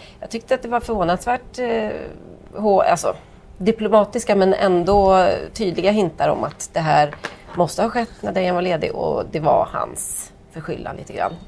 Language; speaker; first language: Swedish; native; Swedish